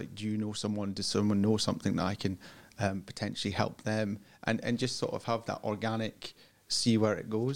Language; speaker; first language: English; native; English